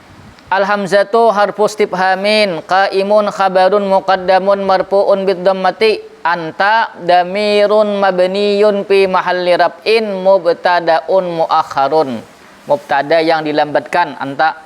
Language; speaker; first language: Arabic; non-native, fluent; Indonesian